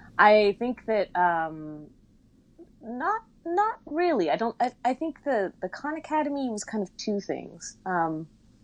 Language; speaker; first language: English; native; English